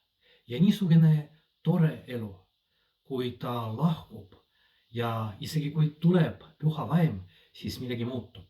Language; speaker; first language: Estonian; non-native, fluent; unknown